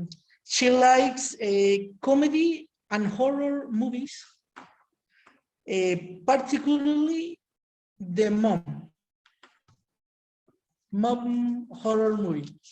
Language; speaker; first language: English; non-native, learner; Spanish